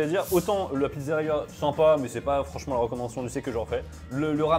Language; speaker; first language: French; native; French